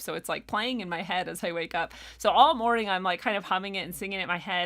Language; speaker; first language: English; native; English